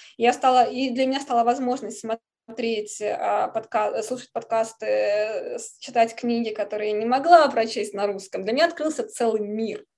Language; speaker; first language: Russian; native; Russian